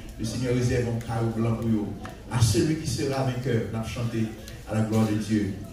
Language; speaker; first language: French; non-native, local second language; Haitian Creole